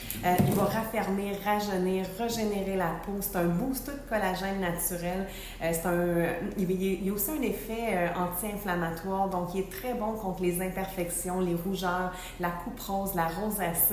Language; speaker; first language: French; native; French